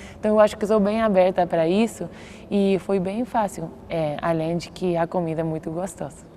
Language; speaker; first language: Portuguese; non-native, fluent; Spanish